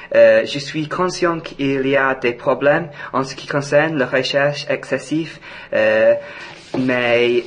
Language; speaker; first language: French; non-native, fluent; English